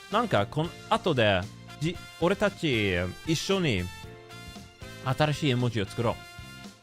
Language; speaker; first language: Japanese; non-native, learner; English